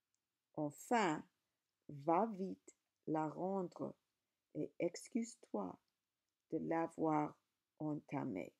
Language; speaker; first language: French; non-native, learner; English